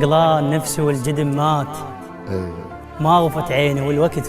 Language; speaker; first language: Arabic; native; Arabic